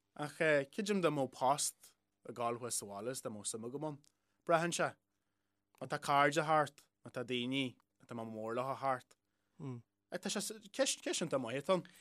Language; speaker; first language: Irish; native; Irish